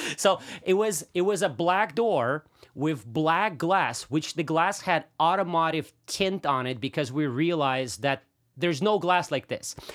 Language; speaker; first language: English; non-native, fluent; Russian